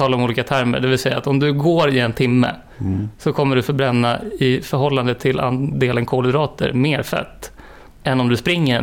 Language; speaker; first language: Swedish; native; Swedish